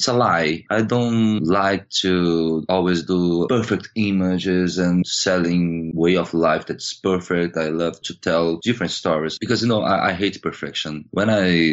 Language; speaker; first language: English; non-native, fluent; Portuguese